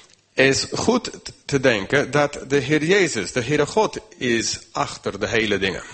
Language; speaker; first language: Dutch; non-native, fluent; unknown